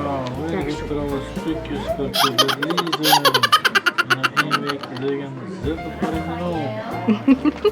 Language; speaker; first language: Dutch; native; Dutch